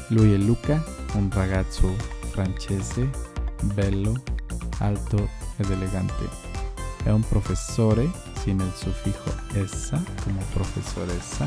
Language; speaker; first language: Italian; non-native, fluent; Spanish